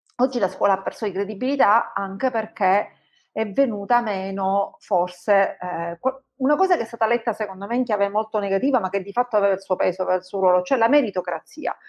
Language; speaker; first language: Italian; native; Italian